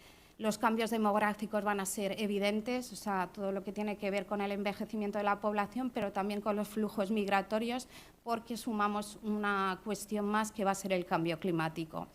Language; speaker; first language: Spanish; native; Spanish